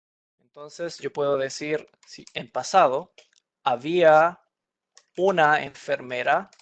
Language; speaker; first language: Spanish; non-native, fluent; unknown